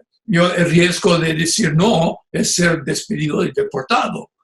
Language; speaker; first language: Spanish; non-native, fluent; English